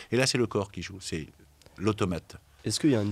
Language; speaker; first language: French; native; French